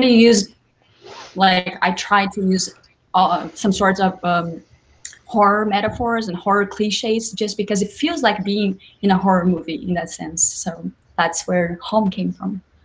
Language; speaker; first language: English; non-native, fluent; Portuguese